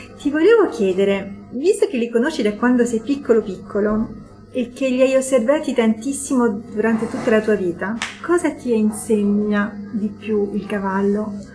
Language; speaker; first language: Italian; non-native, fluent; French